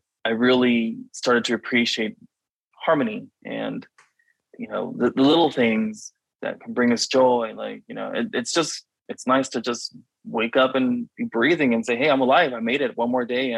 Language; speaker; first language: English; native; English